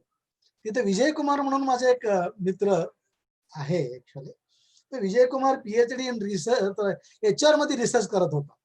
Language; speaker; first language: Marathi; non-native, local second language; Kannada